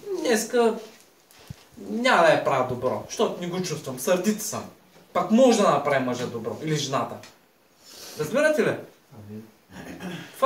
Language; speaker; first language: Bulgarian; native; Bulgarian